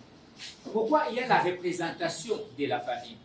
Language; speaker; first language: French; non-native, local second language; Lingala